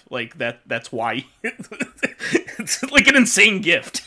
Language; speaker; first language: English; native; English